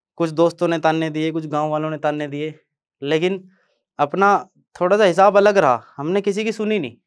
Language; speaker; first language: Hindi; native; Hindi